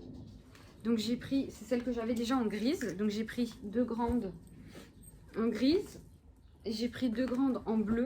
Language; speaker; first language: French; native; French